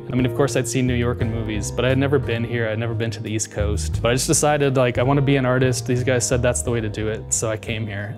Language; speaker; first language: English; native; English